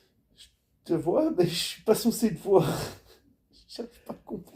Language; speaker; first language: French; native; French